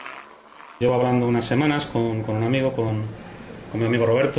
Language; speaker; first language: Spanish; native; Spanish